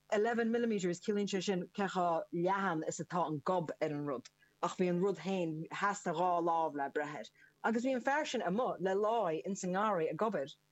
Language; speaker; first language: Irish; native; Irish